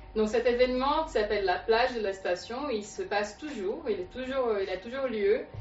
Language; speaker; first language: French; native; French